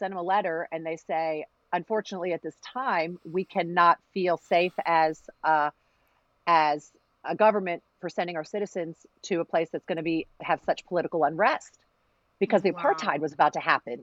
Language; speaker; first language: English; early bilingual, other home language; Greek